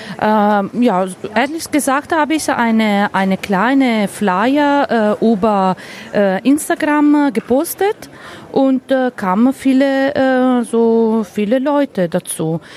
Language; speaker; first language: German; non-native, learner; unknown